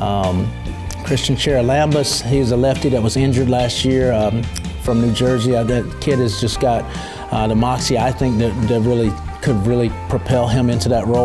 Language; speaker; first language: English; native; English